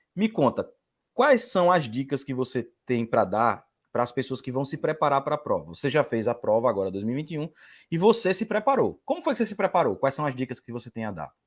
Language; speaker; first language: Portuguese; native; Portuguese